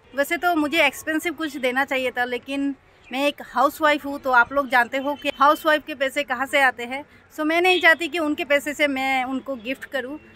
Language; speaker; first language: Hindi; non-native, local second language; Bangla